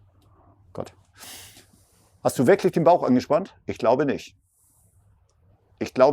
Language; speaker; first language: German; native; German